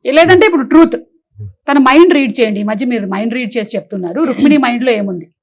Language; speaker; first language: Telugu; non-native, local second language; Malayalam